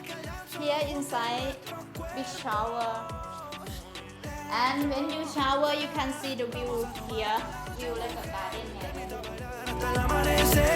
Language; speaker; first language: English; non-native, learner; Thai